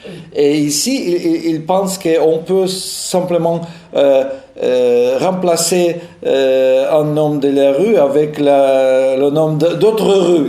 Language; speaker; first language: French; non-native, fluent; Russian